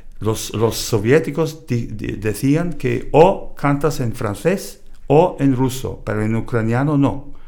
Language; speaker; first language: Spanish; non-native, fluent; English